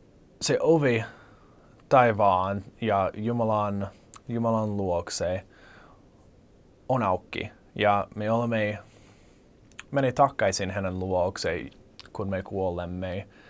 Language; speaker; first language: Finnish; non-native, learner; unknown